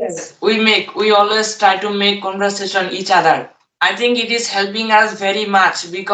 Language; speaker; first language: English; non-native, learner; Bangla